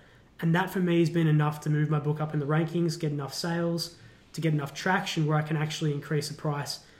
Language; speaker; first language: English; native; English